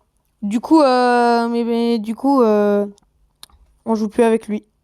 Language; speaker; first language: French; native; French